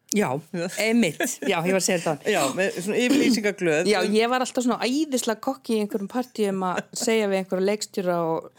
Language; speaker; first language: Icelandic; native; Icelandic